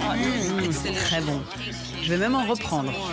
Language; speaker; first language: French; native; French